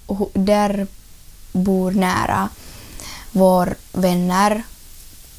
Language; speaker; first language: Swedish; non-native, learner; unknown